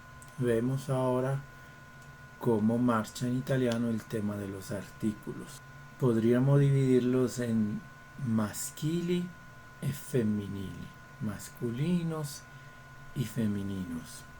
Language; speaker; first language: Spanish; non-native, fluent; Italian